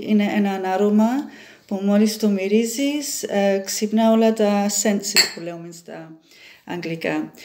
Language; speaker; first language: Greek; early bilingual, heritage; Greek